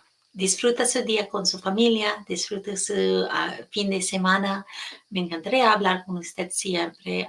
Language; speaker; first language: Spanish; non-native, fluent; English